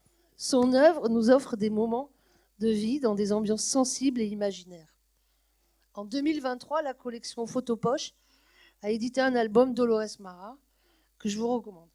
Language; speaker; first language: French; native; French